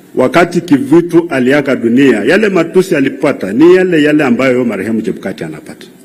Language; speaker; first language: Swahili; non-native, local second language; Luyia